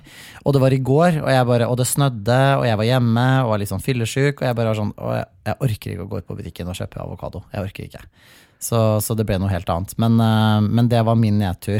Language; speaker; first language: Norwegian; native; Norwegian